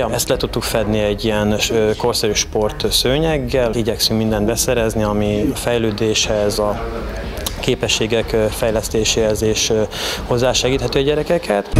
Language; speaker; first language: Hungarian; native; Hungarian